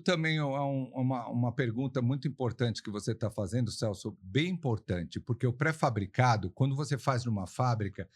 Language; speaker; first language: Portuguese; native; Portuguese